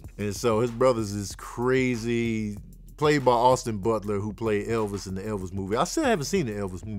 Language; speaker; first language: English; native; English